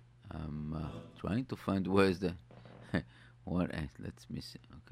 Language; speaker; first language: English; non-native, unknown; Hebrew